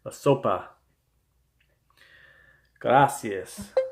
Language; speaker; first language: Spanish; non-native, learner; English